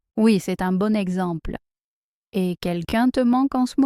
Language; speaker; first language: French; native; French